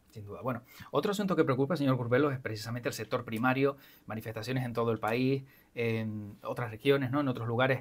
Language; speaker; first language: Spanish; native; Spanish